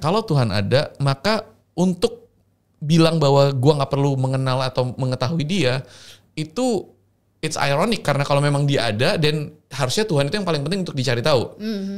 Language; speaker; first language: Indonesian; native; Indonesian